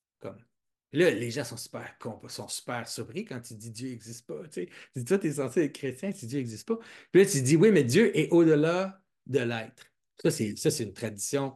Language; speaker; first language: French; native; French